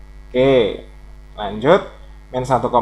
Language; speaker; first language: Indonesian; native; Indonesian